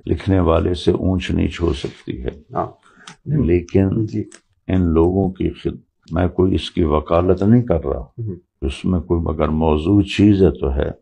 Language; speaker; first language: Urdu; native; Urdu